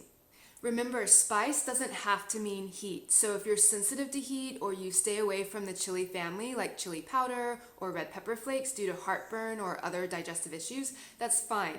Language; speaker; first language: English; native; English